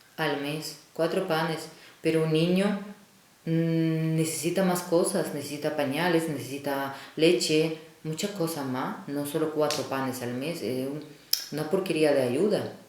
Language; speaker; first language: Spanish; non-native, fluent; Russian